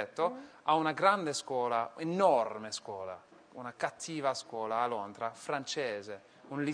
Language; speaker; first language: Italian; non-native, fluent; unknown